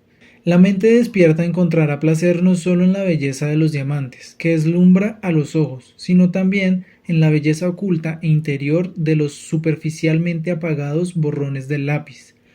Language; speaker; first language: Spanish; native; Spanish